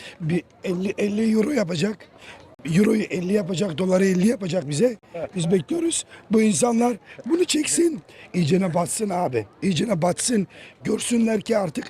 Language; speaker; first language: Turkish; native; Turkish